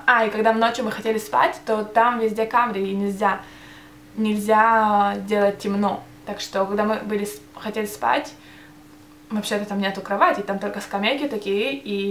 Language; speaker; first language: Russian; early bilingual, heritage; Russian